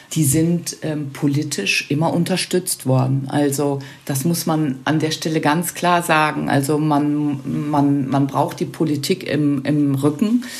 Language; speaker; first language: German; native; German